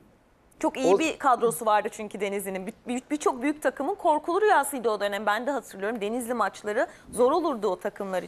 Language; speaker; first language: Turkish; native; Turkish